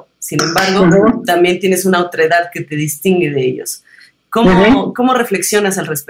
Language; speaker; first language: Spanish; native; Spanish